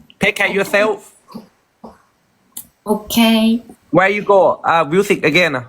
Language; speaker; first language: English; non-native, learner; Thai